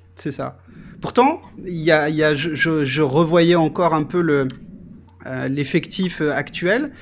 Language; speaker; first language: French; native; French